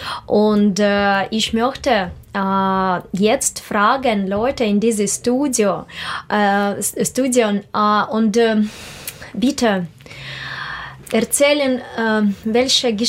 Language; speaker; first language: German; non-native, learner; Russian